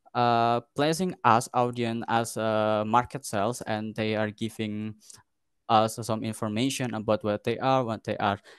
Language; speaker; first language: English; non-native, learner; Indonesian